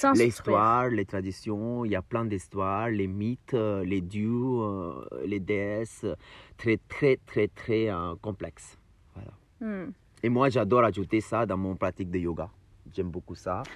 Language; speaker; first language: French; non-native, fluent; Hindi